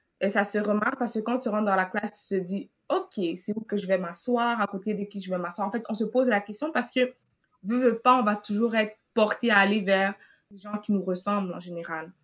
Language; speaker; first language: French; early bilingual, other home language; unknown